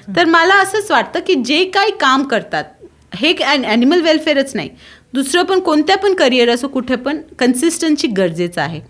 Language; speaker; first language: Marathi; non-native, local second language; Tulu